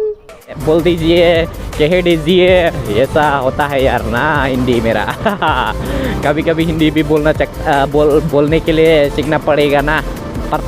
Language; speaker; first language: Hindi; non-native, learner; Bodo